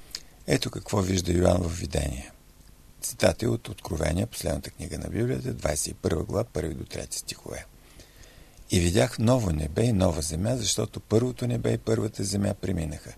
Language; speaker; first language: Bulgarian; native; Bulgarian